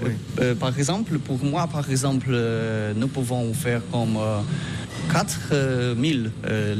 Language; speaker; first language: French; non-native, learner; Polish